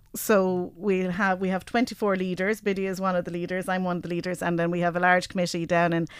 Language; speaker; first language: English; native; English